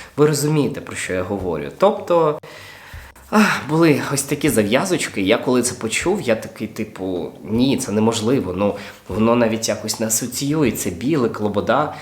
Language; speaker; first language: Ukrainian; non-native, local second language; Russian